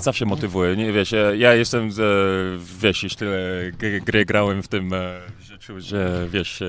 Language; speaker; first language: Polish; early bilingual, heritage; English